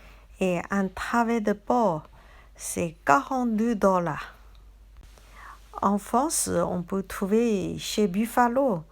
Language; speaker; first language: French; non-native, learner; Chinese